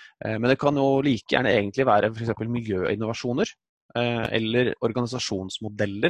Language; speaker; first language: Norwegian; native; Norwegian